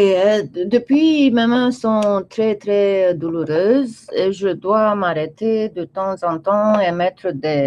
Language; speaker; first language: French; non-native, fluent; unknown